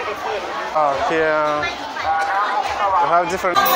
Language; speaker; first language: English; non-native, learner; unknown